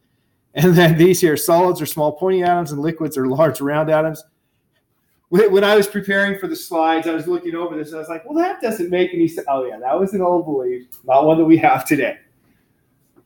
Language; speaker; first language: English; native; English